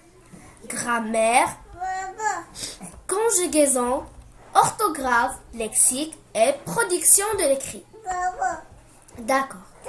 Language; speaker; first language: French; non-native, local second language; Arabic